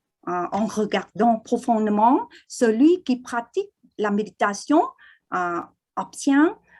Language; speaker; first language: French; non-native, fluent; Vietnamese